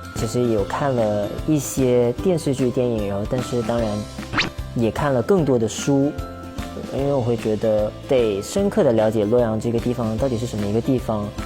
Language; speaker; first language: Chinese; early bilingual, heritage; Chinese